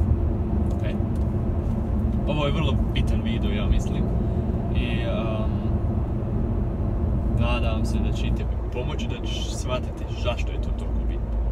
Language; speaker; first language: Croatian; early bilingual, heritage; Croatian